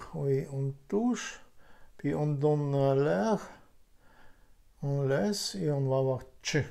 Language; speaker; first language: French; non-native, fluent; Ukrainian